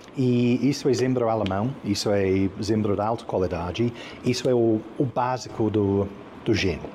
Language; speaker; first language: Portuguese; non-native, fluent; English